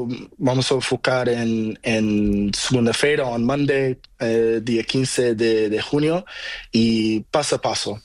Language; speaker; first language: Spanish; non-native, learner; Portuguese